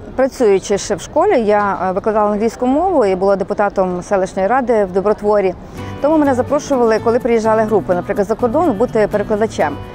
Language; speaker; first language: Ukrainian; native; Ukrainian